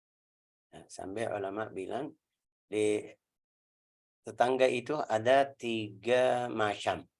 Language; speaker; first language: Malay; non-native, learner; Arabic